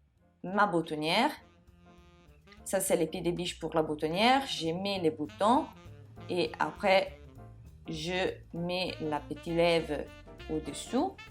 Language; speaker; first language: French; non-native, fluent; Italian